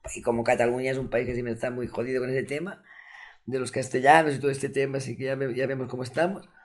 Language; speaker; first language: Spanish; non-native, local second language; Catalan